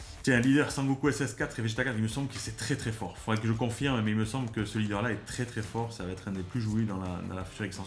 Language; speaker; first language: French; native; French